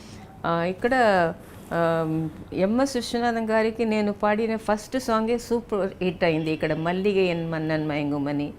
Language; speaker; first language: Telugu; non-native, local second language; Tamil